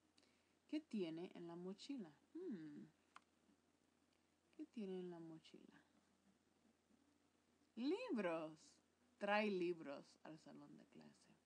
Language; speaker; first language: Spanish; non-native, fluent; English